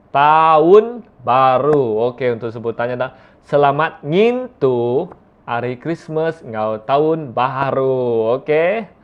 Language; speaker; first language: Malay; non-native, local second language; Iban